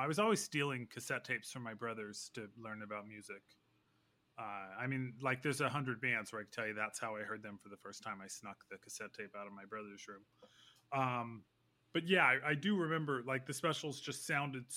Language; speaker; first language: English; native; English